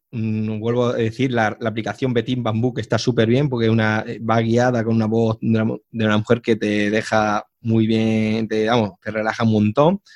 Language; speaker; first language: Spanish; native; Spanish